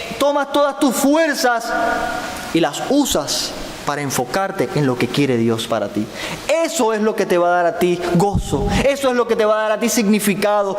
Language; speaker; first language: Spanish; native; Spanish